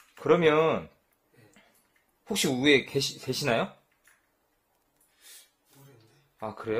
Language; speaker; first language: Korean; native; Korean